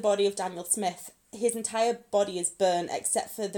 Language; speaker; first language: English; native; English